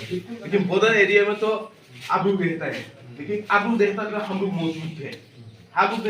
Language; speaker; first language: Hindi; non-native, local second language; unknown